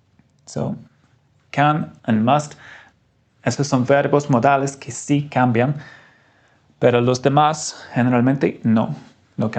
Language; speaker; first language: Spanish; non-native, fluent; English